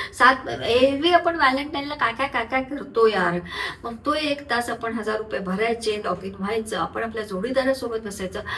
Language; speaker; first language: Marathi; non-native, local second language; Urdu